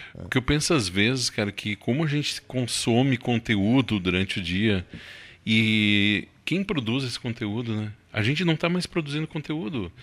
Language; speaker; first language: Portuguese; native; Portuguese